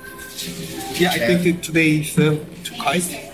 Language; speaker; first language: English; non-native, learner; Korean